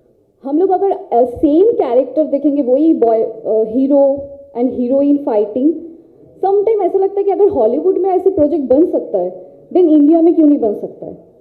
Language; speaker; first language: Hindi; non-native, local second language; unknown